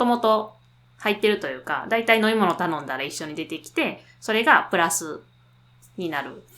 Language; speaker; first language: Japanese; native; Japanese